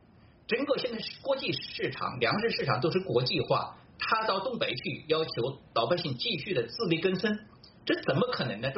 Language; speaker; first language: Chinese; native; Chinese